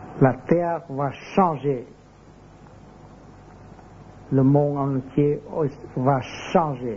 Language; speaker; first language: French; non-native, learner; Vietnamese